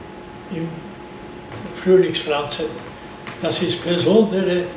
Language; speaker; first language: German; non-native, learner; Georgian